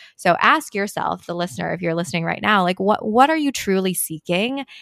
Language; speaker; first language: English; early bilingual, other home language; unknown